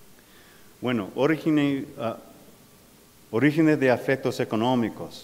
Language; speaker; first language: Spanish; non-native, fluent; English